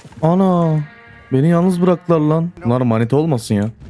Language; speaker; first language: Turkish; native; Turkish